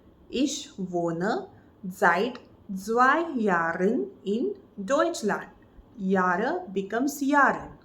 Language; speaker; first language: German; non-native, fluent; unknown